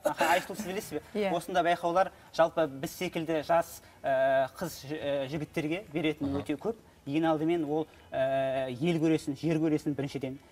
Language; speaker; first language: Kazakh; native; Kazakh